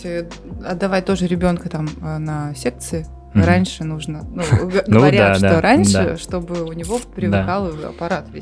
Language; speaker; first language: Russian; native; Russian